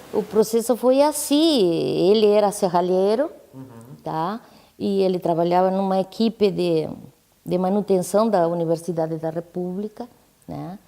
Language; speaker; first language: Portuguese; non-native, fluent; Spanish